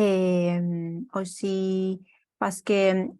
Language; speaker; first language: French; non-native, learner; Spanish